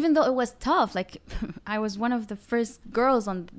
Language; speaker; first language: English; non-native, fluent; Arabic